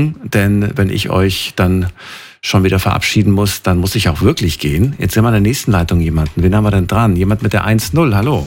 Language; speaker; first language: German; native; German